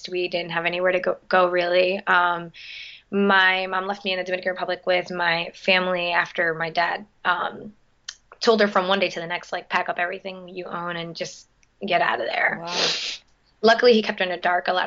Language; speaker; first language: English; early bilingual, other home language; Spanish